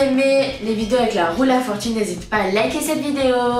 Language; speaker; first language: French; early bilingual, other home language; Russian